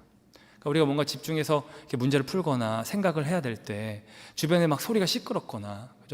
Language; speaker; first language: Korean; native; Korean